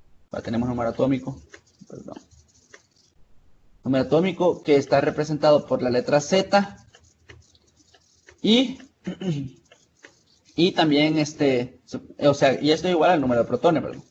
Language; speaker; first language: Spanish; native; Spanish